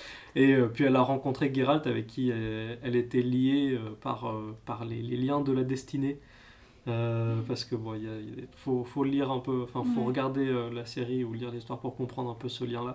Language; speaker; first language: French; native; French